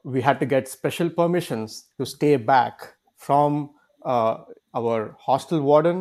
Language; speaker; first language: English; non-native, local second language; Kannada